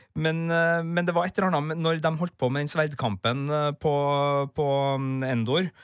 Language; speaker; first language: Norwegian; native; Norwegian